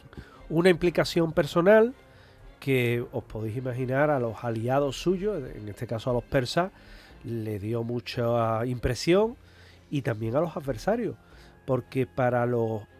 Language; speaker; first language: Spanish; native; Spanish